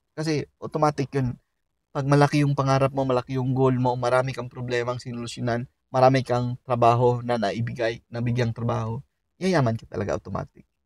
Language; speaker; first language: Filipino; native; Filipino